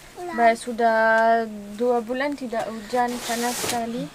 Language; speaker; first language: Indonesian; non-native, learner; French